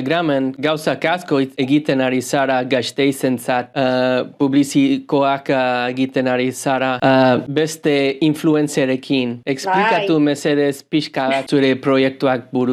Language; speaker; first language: Basque; non-native, learner; English